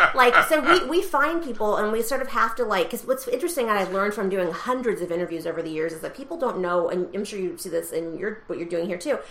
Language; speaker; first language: English; native; English